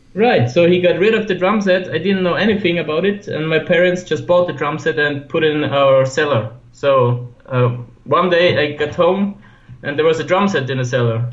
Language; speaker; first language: English; non-native, fluent; German